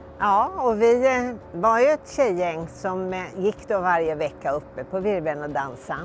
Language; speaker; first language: Swedish; native; Swedish